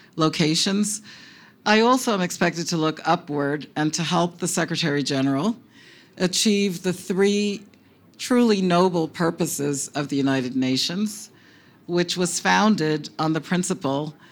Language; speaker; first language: English; early bilingual, other home language; Spanish